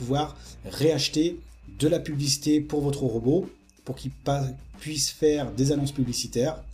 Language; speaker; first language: French; native; French